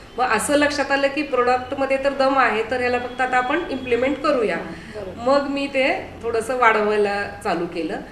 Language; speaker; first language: Marathi; native; Marathi